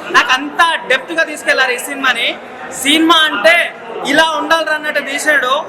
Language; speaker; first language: Telugu; native; Telugu